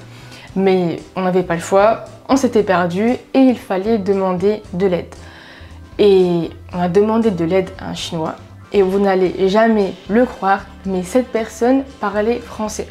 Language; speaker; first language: French; native; French